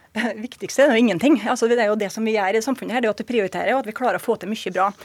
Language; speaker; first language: Norwegian; native; Norwegian